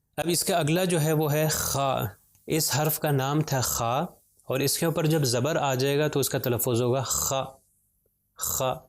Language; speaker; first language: Urdu; native; Urdu